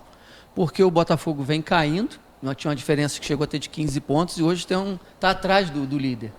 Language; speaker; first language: Portuguese; native; Portuguese